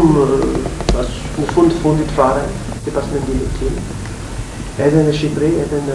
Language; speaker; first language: Albanian; non-native, fluent; English